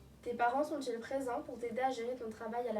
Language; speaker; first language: French; native; French